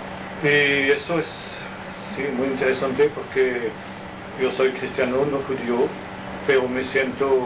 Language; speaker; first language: Spanish; non-native, learner; French